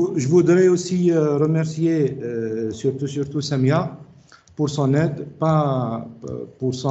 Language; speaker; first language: French; non-native, local second language; Kabyle